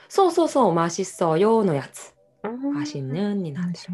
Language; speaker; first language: Japanese; non-native, fluent; Korean